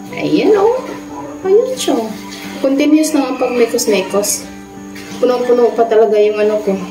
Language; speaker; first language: Filipino; non-native, local second language; Cebuano